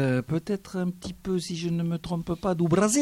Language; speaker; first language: French; native; French